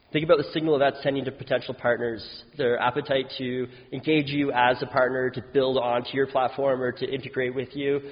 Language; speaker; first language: English; native; English